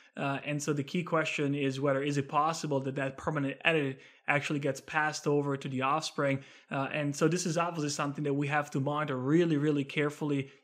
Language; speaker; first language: English; non-native, fluent; Italian